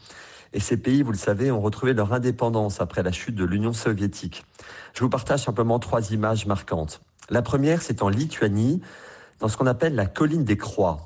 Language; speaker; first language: French; native; French